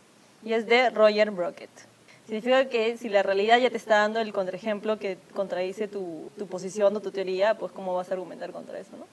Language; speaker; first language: Spanish; native; Spanish